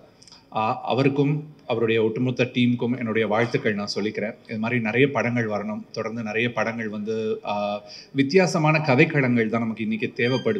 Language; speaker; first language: Tamil; native; Tamil